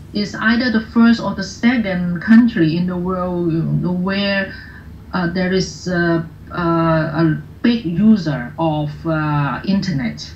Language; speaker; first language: English; non-native, local second language; Cantonese